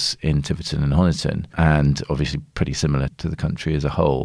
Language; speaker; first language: English; native; English